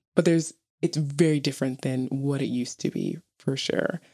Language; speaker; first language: English; native; English